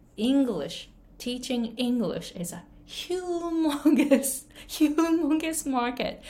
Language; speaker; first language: English; non-native, fluent; Japanese